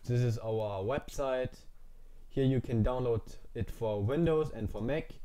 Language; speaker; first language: English; non-native, fluent; German